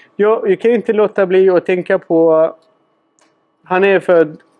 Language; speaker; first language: Swedish; non-native, fluent; Spanish